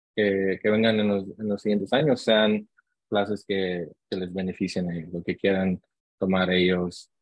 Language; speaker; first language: Spanish; early bilingual, heritage; Spanish